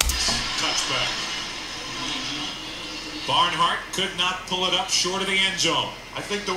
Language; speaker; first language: English; native; English